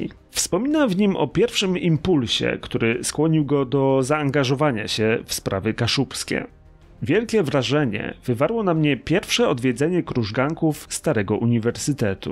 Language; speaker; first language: Polish; native; Polish